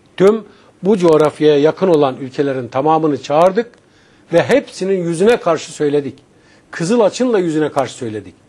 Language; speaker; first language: Turkish; native; Turkish